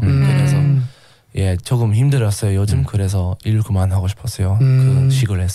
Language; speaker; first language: Korean; non-native, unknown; English